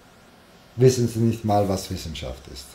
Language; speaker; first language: German; non-native, fluent; Italian